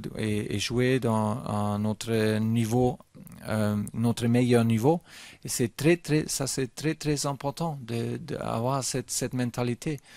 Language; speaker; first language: French; non-native, fluent; German